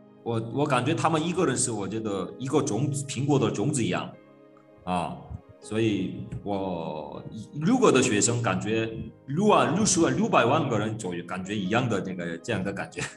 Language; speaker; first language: Chinese; non-native, fluent; Korean